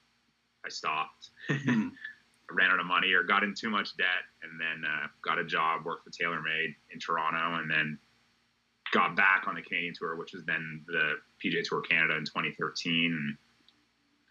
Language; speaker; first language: English; native; English